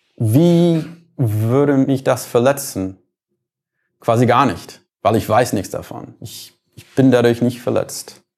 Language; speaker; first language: German; non-native, fluent; English